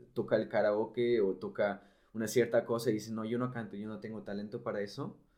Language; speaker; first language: Spanish; non-native, fluent; German